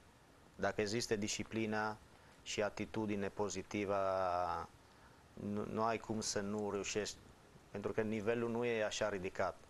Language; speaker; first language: Romanian; non-native, fluent; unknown